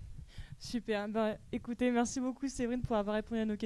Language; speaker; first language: French; native; French